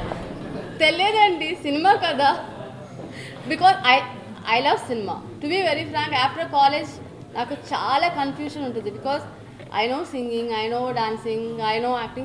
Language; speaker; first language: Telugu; non-native, learner; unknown